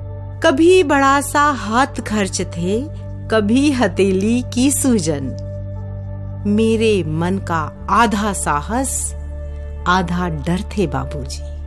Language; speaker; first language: Hindi; native; Hindi